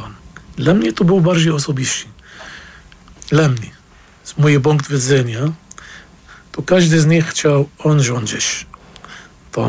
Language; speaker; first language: Polish; non-native, fluent; Arabic